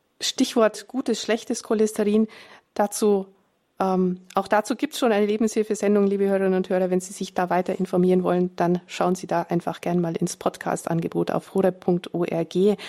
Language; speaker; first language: German; native; German